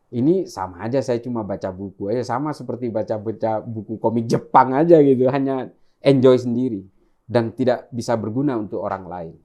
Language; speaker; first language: Indonesian; non-native, local second language; Madurese